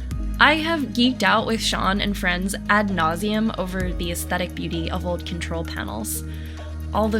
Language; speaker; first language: English; native; English